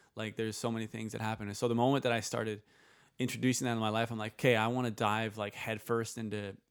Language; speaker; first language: English; early bilingual, other home language; Icelandic